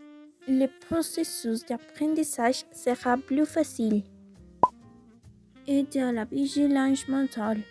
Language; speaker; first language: French; non-native, learner; Spanish